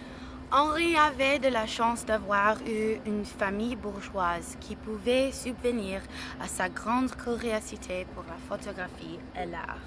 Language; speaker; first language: French; non-native, learner; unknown